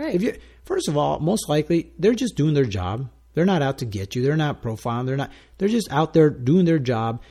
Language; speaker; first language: English; non-native, fluent; Spanish